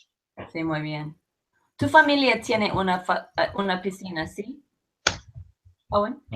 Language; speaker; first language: Spanish; non-native, fluent; English